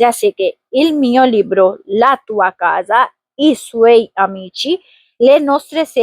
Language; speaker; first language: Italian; non-native, fluent; Urdu